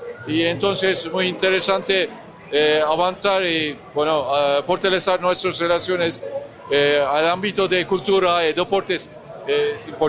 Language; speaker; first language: Spanish; non-native, learner; Turkish